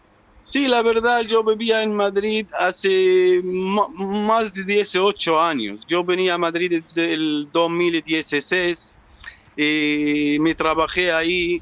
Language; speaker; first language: Spanish; non-native, learner; Arabic